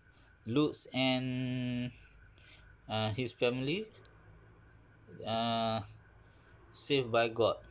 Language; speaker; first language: English; non-native, learner; Malay